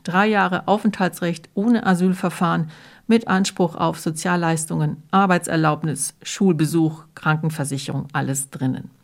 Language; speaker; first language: German; native; German